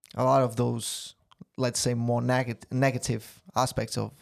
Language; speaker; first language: English; non-native, fluent; Portuguese